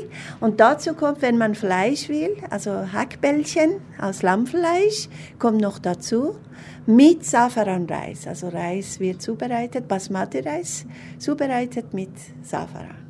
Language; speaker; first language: German; non-native, fluent; Persian